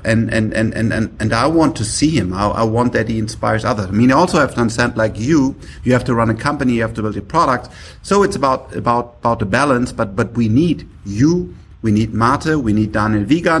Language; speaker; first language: English; non-native, fluent; German